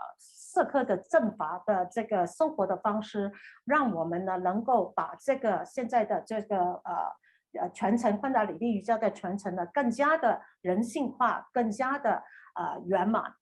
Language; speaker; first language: Chinese; native; Chinese